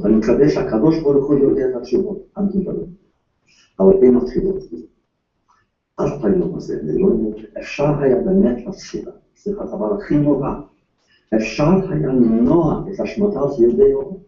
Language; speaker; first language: Hebrew; non-native, fluent; Yiddish